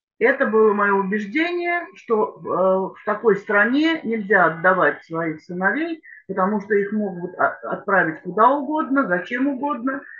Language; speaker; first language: Russian; native; Russian